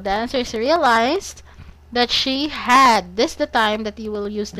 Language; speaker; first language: English; non-native, fluent; Cebuano